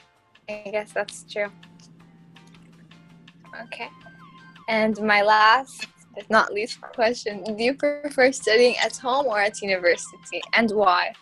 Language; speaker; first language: English; non-native, fluent; Arabic